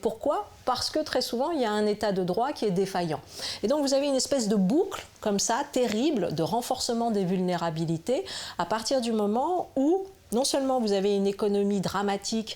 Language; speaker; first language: French; native; French